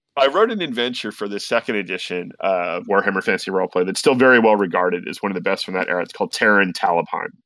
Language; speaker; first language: English; native; English